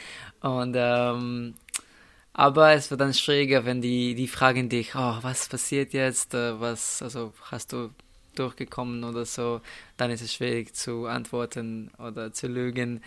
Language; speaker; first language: German; non-native, fluent; Slovenian